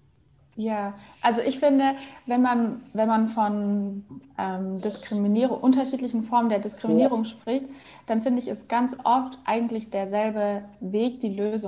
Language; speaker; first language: German; native; German